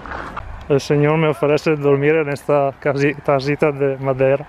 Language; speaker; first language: Spanish; non-native, fluent; Italian